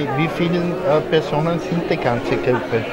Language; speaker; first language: German; native; German